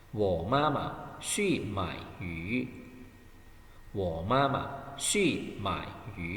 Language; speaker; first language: Chinese; non-native, fluent; Thai